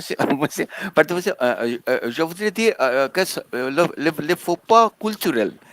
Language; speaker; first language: French; non-native, fluent; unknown